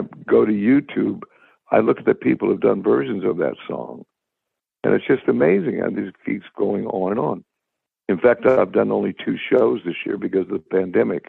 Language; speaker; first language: English; native; English